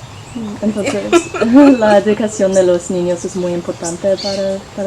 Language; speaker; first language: Spanish; non-native, learner; English